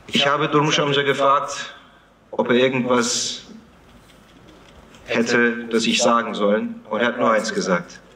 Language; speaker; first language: German; early bilingual, other home language; Turkish